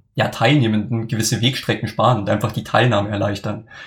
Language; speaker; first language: German; native; German